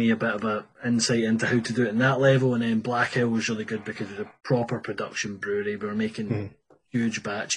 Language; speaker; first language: English; native; English